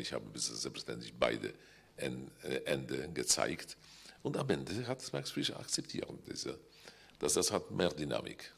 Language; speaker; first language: German; non-native, fluent; Polish